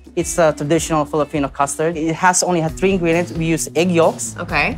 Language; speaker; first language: English; non-native, local second language; Filipino